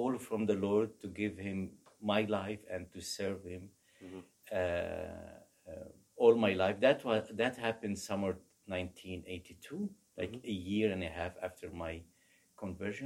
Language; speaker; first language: English; non-native, fluent; Arabic